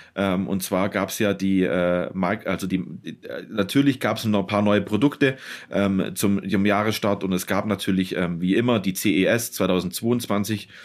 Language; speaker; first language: German; native; German